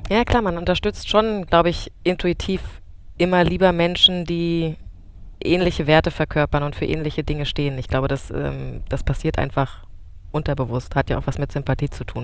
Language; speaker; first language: German; native; German